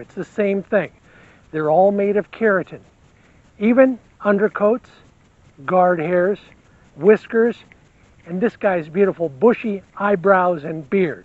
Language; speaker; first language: English; native; English